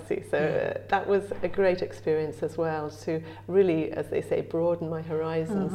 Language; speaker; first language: English; native; English